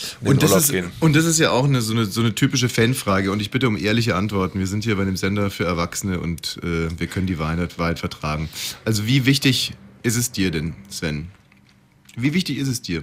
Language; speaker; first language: German; native; German